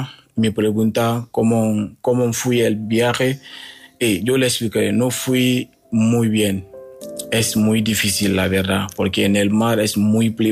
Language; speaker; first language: Spanish; non-native, fluent; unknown